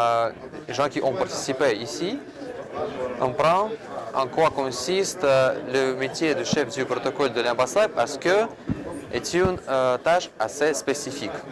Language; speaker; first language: French; non-native, fluent; Russian